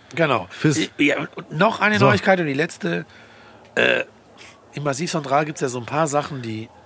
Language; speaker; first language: German; native; German